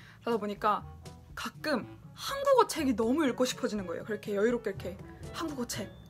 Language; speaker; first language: Korean; native; Korean